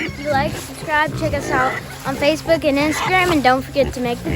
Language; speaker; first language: English; native; English